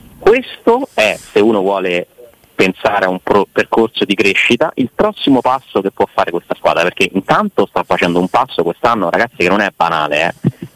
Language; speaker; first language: Italian; native; Italian